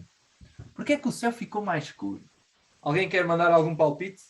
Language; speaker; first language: Portuguese; native; Portuguese